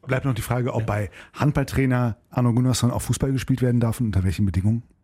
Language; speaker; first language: German; native; German